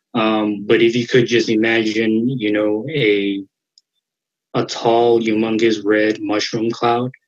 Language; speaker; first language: English; native; English